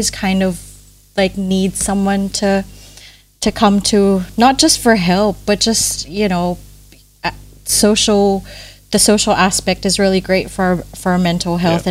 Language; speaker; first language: English; non-native, local second language; Filipino